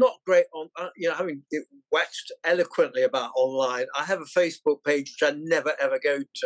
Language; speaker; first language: English; native; English